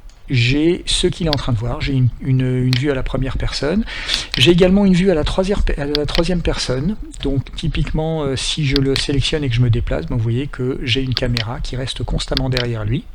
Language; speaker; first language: French; native; French